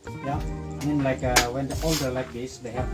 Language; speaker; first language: English; non-native, fluent; Indonesian